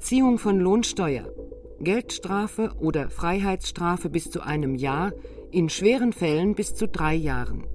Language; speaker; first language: German; native; German